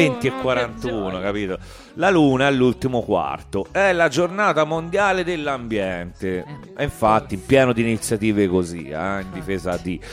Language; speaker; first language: Italian; native; Italian